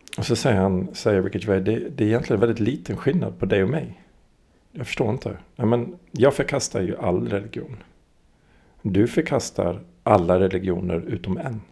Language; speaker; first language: Swedish; early bilingual, other home language; English